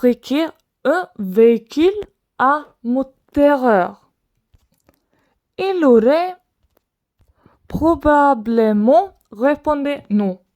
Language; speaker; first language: French; non-native, learner; Swedish